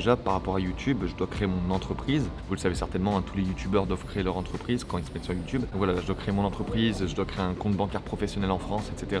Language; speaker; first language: French; native; French